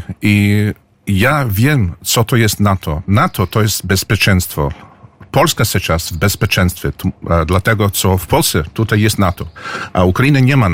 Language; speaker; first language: Polish; early bilingual, heritage; English